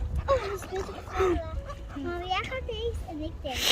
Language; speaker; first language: Dutch; early bilingual, other home language; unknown